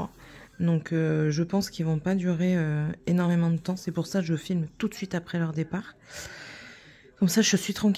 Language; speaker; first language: French; native; French